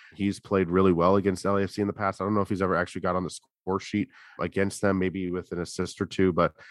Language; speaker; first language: English; native; English